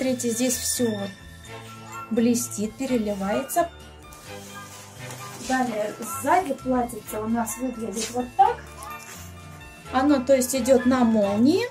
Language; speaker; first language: Russian; native; Russian